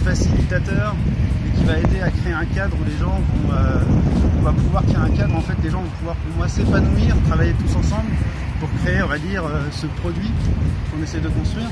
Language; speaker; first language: French; native; French